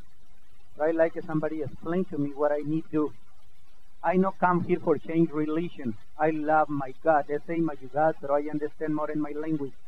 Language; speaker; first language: English; non-native, learner; Spanish